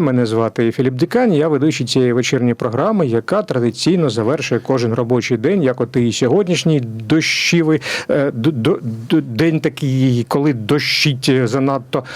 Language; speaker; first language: Ukrainian; native; Ukrainian